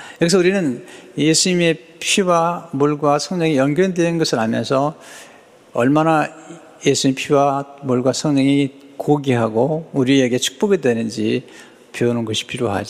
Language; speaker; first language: Korean; native; Korean